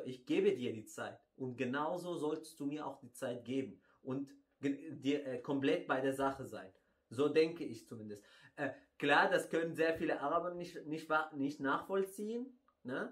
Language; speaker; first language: German; non-native, fluent; Arabic